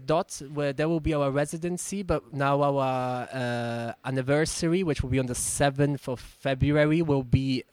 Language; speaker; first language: English; non-native, fluent; German